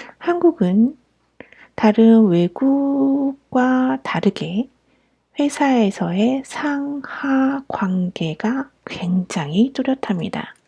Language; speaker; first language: Korean; native; Korean